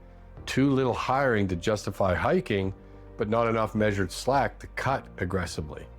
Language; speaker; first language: English; native; English